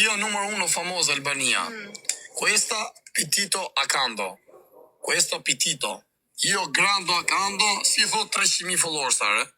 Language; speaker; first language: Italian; non-native, learner; Albanian